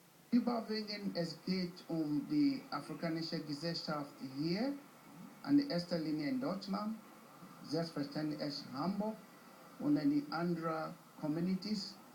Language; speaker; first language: German; non-native, fluent; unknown